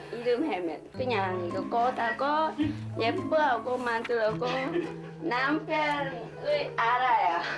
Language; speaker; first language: Korean; non-native, learner; Vietnamese